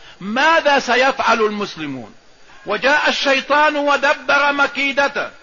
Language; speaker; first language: Arabic; native; Arabic